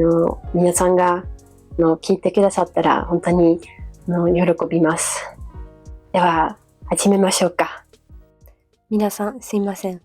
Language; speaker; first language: Japanese; non-native, fluent; Dutch